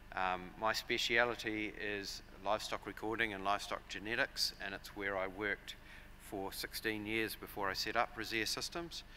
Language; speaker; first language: English; native; English